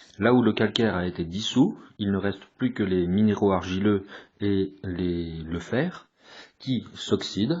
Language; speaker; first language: French; native; French